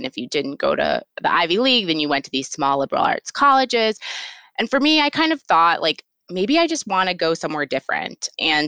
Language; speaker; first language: English; native; English